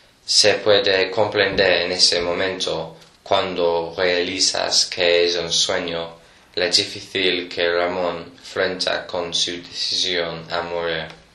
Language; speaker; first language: Spanish; non-native, learner; English